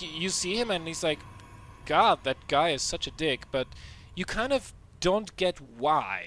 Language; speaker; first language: English; non-native, fluent; Dutch